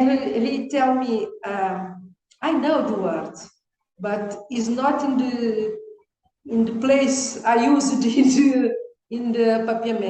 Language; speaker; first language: English; non-native, learner; Kabuverdianu